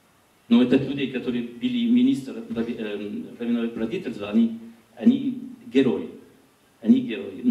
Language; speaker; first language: Russian; non-native, learner; French